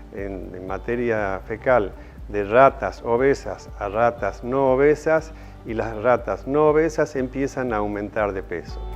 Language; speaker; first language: Spanish; native; Spanish